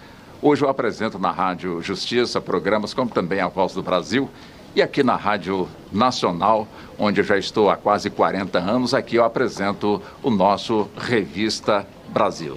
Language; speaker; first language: Portuguese; native; Portuguese